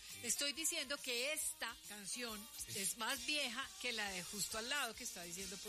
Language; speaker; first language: Spanish; native; Spanish